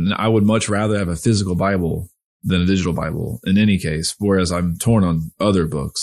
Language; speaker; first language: English; native; English